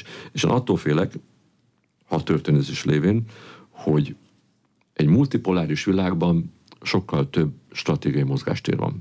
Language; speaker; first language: Hungarian; native; Hungarian